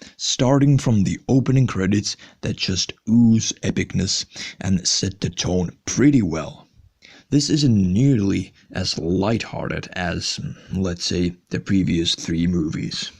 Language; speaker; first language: English; non-native, fluent; Finnish